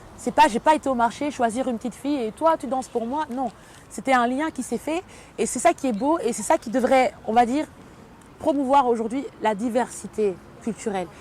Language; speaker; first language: French; early bilingual, other home language; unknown